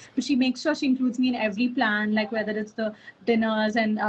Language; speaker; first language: English; non-native, local second language; Kannada